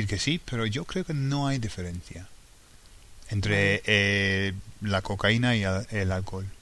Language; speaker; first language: Spanish; non-native, fluent; English